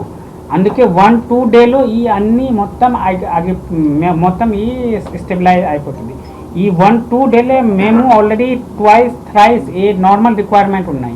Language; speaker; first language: Telugu; non-native, fluent; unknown